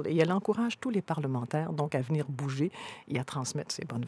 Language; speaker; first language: French; native; French